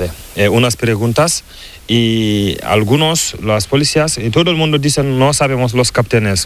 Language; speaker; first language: Spanish; non-native, learner; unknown